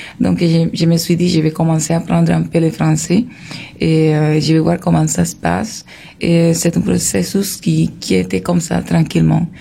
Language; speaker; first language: French; non-native, fluent; Spanish